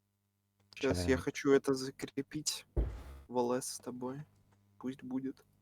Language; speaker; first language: Russian; native; Russian